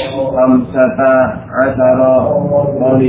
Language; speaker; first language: Arabic; non-native, learner; Indonesian